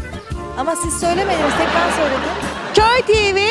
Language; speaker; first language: Turkish; native; Turkish